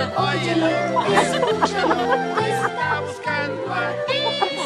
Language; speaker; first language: Spanish; native; Spanish